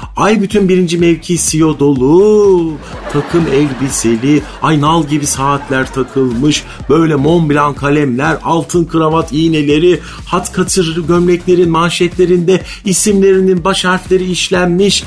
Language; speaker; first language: Turkish; native; Turkish